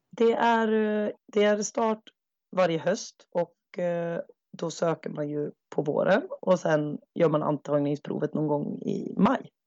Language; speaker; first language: Swedish; native; Swedish